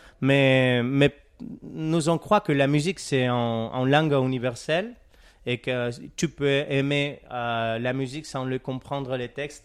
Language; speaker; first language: French; non-native, learner; Catalan